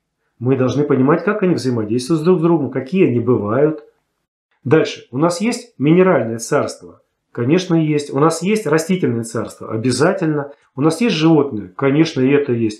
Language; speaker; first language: Russian; native; Russian